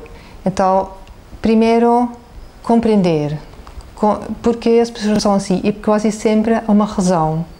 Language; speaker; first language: Portuguese; non-native, fluent; German